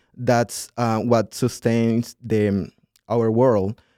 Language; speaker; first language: English; non-native, fluent; Spanish